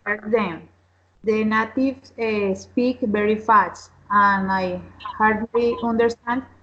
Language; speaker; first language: English; non-native, learner; Spanish